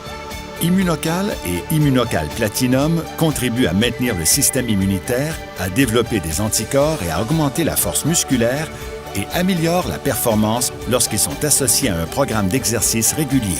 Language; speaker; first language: French; native; French